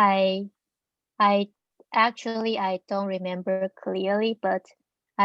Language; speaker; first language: English; non-native, learner; Chinese